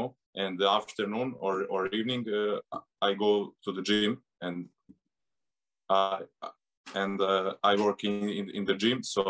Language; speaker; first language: English; non-native, learner; Serbian